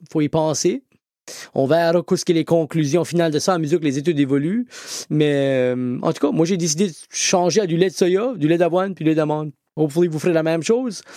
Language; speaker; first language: French; native; French